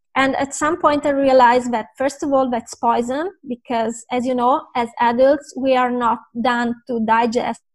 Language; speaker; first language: English; non-native, fluent; Italian